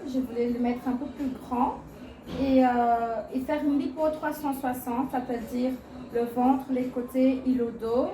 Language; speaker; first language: French; non-native, fluent; Portuguese